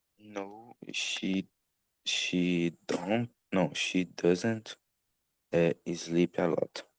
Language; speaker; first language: English; non-native, learner; Portuguese